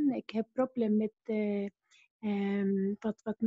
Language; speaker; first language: Dutch; non-native, learner; Arabic